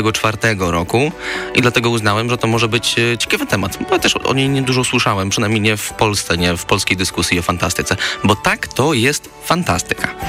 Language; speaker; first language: Polish; native; Polish